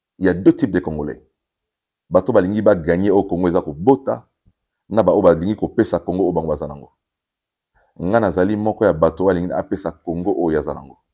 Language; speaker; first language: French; non-native, local second language; Lingala